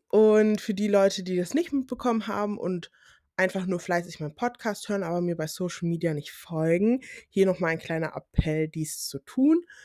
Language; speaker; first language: German; native; German